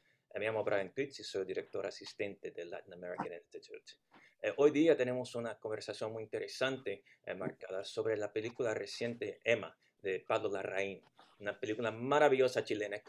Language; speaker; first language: Spanish; non-native, fluent; English